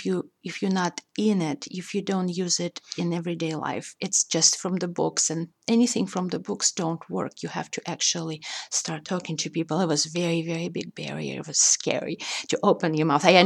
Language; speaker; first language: English; non-native, fluent; Russian